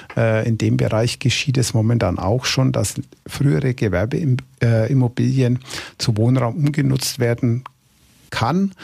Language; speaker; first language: German; native; German